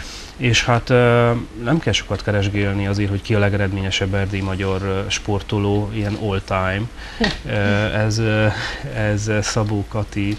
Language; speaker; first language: Hungarian; native; Hungarian